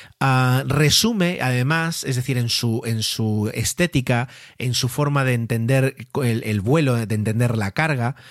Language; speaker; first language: Spanish; native; Spanish